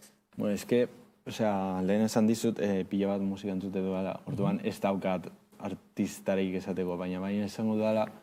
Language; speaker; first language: Basque; non-native, local second language; Spanish